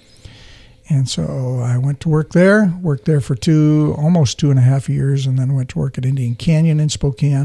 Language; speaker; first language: English; native; English